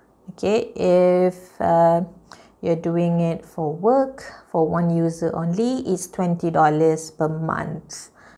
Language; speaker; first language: English; non-native, local second language; Malay